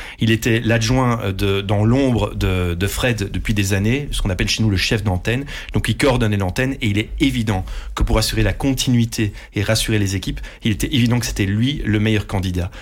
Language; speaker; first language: French; non-native, local second language; Dutch